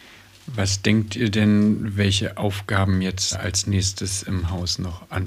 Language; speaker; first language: German; native; German